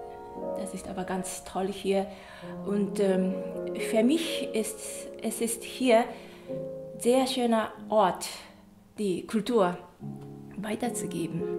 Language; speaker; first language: German; non-native, fluent; Japanese